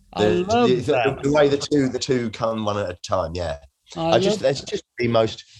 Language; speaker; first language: English; native; English